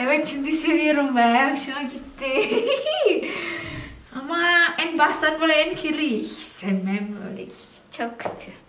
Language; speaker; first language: Turkish; non-native, learner; Indonesian